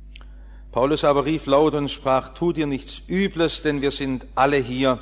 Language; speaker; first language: German; native; German